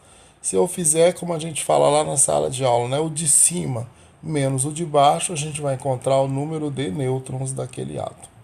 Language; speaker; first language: Portuguese; native; Portuguese